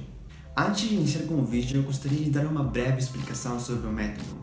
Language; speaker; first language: Portuguese; non-native, fluent; Spanish